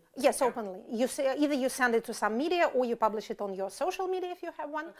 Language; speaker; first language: English; non-native, fluent; Russian